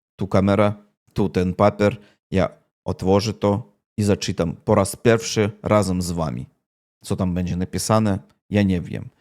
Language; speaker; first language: Polish; non-native, learner; Russian